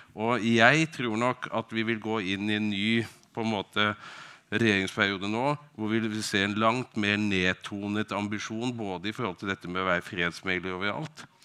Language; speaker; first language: Norwegian; native; Norwegian